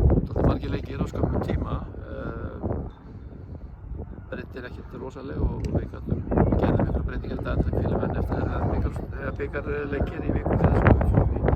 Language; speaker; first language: Icelandic; native; Icelandic